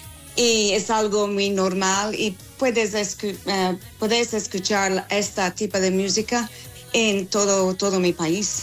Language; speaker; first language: Spanish; non-native, fluent; English